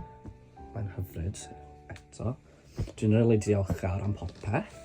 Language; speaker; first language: Welsh; non-native, local second language; English